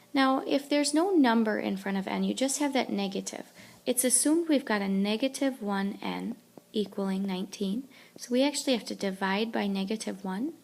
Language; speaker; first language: English; native; English